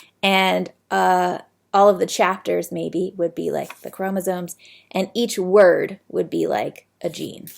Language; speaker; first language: English; native; English